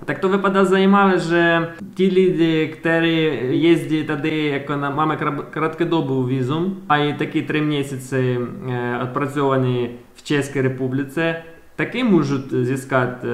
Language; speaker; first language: Czech; non-native, learner; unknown